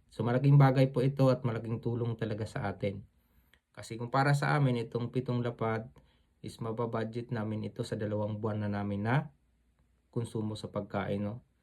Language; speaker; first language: Filipino; native; Filipino